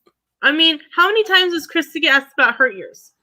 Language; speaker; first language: English; native; English